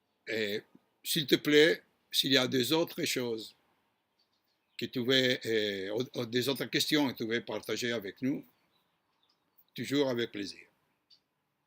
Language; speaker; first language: French; non-native, fluent; Hebrew